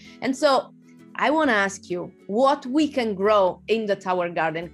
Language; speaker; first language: English; non-native, fluent; Italian